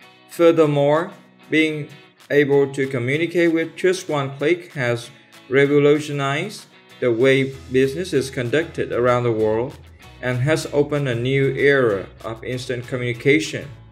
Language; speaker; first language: English; non-native, fluent; Vietnamese